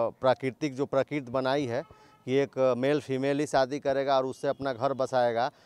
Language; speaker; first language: Hindi; native; Hindi